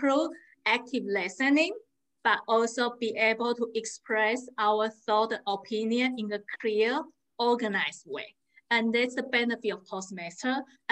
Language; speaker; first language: English; non-native, fluent; Chinese